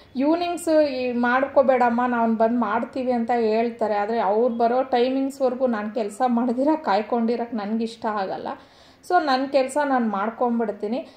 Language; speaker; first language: Kannada; non-native, local second language; Telugu